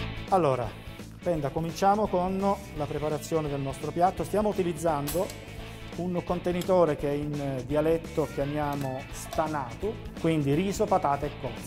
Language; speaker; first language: Italian; native; Italian